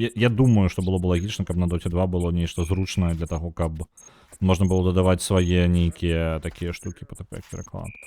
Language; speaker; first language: Belarusian; non-native, local second language; Russian